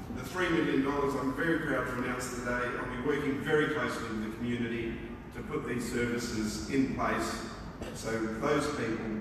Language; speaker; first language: English; early bilingual, other home language; Greek